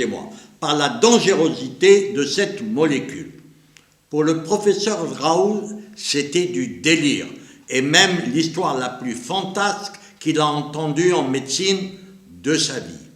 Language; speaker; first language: French; native; French